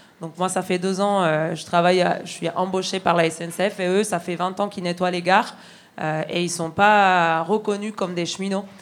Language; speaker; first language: French; non-native, fluent; Spanish